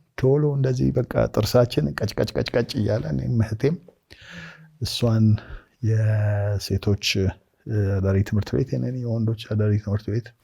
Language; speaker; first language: Amharic; native; Amharic